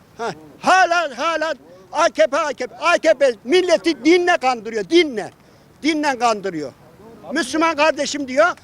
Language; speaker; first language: Turkish; native; Turkish